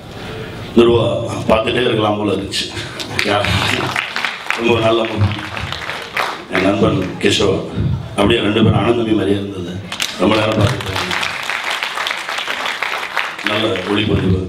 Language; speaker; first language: Tamil; native; Tamil